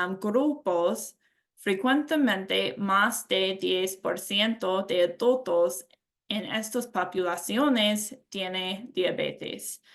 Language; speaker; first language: Spanish; non-native, learner; English